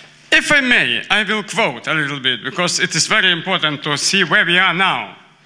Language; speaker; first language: English; non-native, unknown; Lithuanian